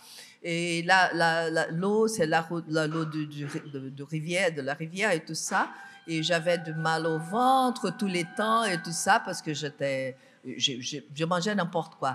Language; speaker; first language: French; non-native, fluent; Portuguese